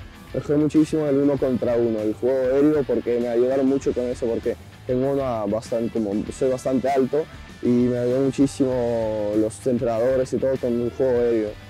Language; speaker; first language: Spanish; non-native, fluent; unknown